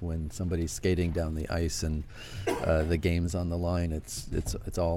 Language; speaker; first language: English; native; English